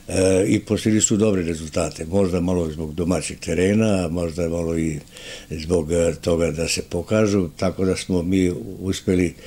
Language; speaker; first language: Serbian; native; Serbian